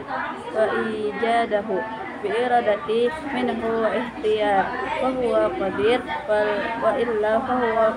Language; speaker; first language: Arabic; non-native, learner; Indonesian